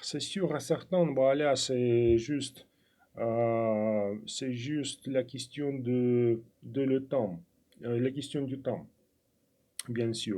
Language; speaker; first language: French; non-native, fluent; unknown